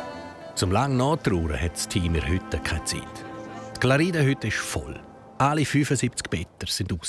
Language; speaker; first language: German; native; German